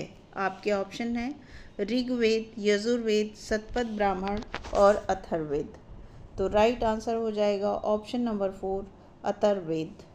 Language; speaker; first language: Hindi; native; Hindi